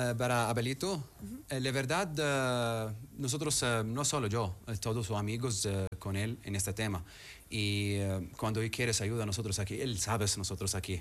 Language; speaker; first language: Spanish; non-native, learner; Arabic